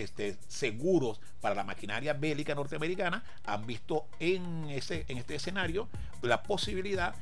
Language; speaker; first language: Spanish; native; Spanish